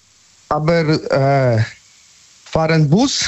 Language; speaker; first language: German; non-native, learner; Polish